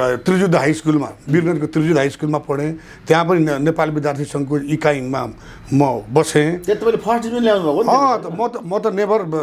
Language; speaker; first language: Nepali; non-native, local second language; Bhojpuri